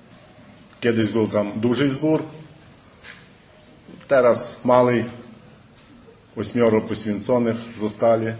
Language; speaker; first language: Polish; early bilingual, heritage; Polish